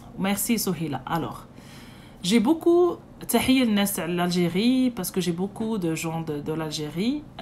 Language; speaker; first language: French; non-native, local second language; Arabic